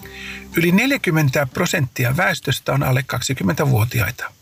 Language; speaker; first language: Finnish; native; Finnish